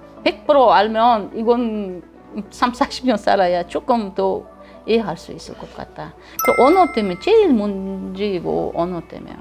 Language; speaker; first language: Korean; non-native, learner; Russian